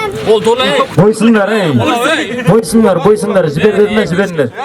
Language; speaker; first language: Kazakh; native; Kazakh